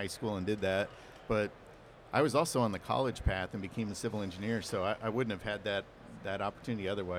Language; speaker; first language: English; native; English